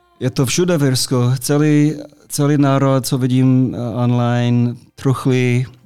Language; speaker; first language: Czech; non-native, fluent; English